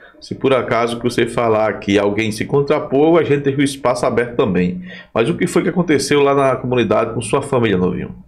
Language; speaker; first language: Portuguese; native; Portuguese